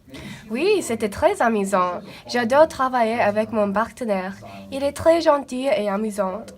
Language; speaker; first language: French; non-native, learner; English